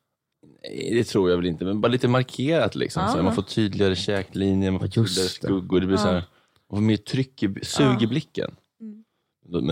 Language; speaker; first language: Swedish; native; Swedish